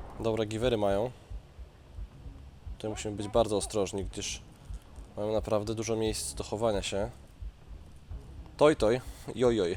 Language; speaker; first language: Polish; native; Polish